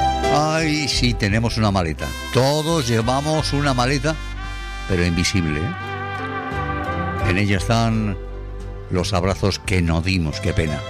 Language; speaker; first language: Spanish; native; Spanish